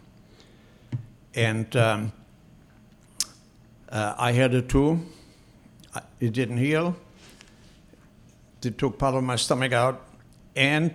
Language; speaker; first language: English; non-native, fluent; Polish